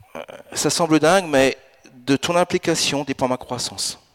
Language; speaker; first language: French; early bilingual, other home language; Italian